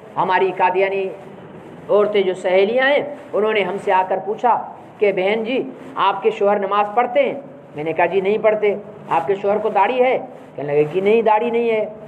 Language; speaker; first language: Urdu; non-native, local second language; Sindhi